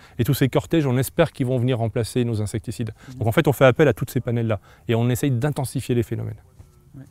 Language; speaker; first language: French; native; French